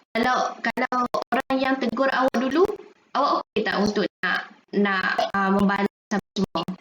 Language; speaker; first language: Malay; native; Malay